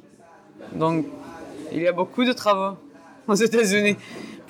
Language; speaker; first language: French; non-native, learner; Hebrew